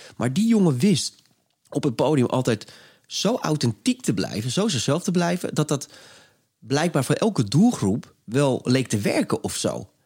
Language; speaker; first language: Dutch; native; Dutch